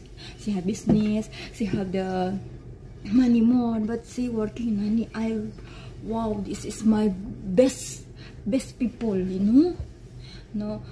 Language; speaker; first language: English; non-native, learner; Indonesian